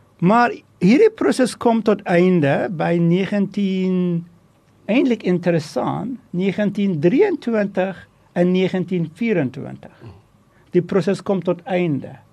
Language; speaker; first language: Afrikaans; non-native, fluent; Turkish